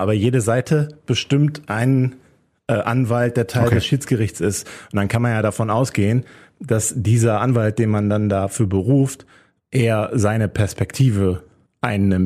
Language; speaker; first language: German; native; German